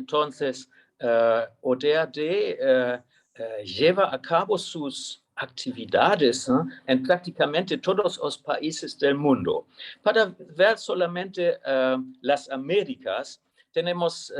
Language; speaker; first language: Spanish; non-native, fluent; German